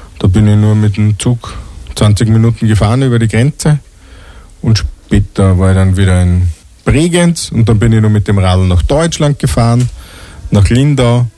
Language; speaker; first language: German; native; German